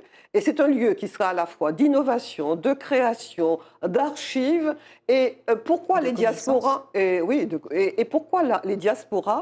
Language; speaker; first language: French; native; French